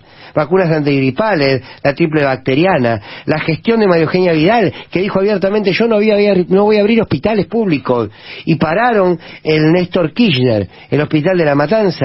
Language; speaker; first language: Spanish; native; Spanish